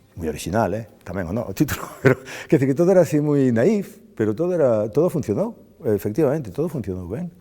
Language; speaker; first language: Galician; non-native, local second language; Spanish